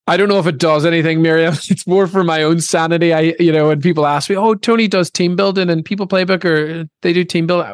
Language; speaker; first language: English; native; English